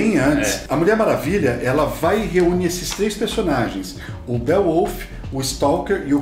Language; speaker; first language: Portuguese; native; Portuguese